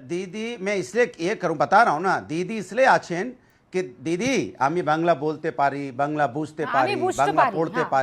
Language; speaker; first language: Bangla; non-native, local second language; Hindi